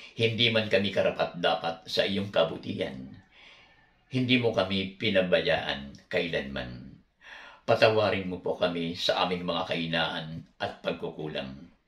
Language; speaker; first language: Filipino; native; Filipino